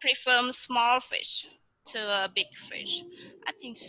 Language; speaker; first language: English; non-native, learner; Vietnamese